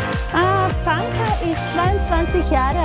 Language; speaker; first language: German; non-native, fluent; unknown